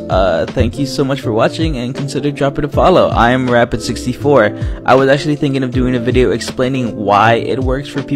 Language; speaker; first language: English; native; English